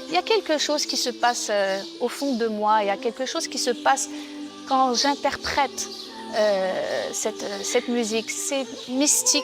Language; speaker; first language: French; non-native, local second language; Arabic